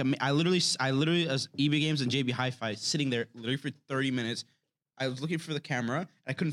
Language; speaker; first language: English; native; English